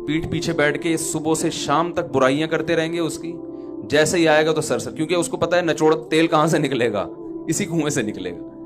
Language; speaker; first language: Urdu; native; Urdu